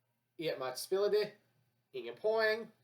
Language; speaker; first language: Swedish; non-native, learner; English